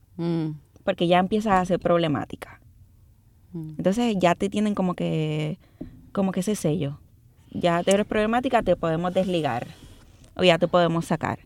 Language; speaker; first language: Spanish; native; Spanish